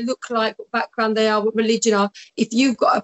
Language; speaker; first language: English; native; English